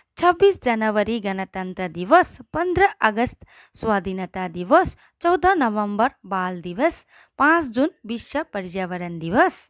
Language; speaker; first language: Hindi; non-native, local second language; Assamese